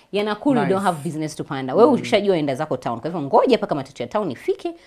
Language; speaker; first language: English; non-native, local second language; Swahili